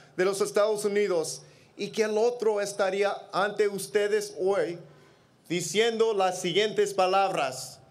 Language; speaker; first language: Spanish; early bilingual, other home language; English